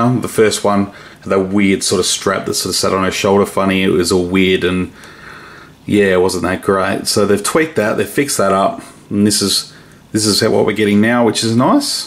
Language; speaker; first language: English; native; English